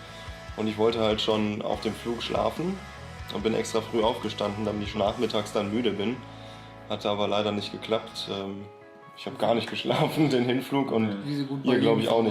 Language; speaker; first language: German; native; German